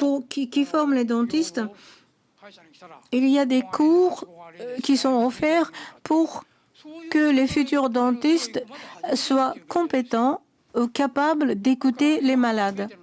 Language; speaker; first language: French; non-native, fluent; Japanese